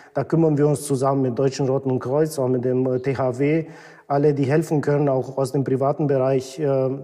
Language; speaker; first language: German; non-native, fluent; Romanian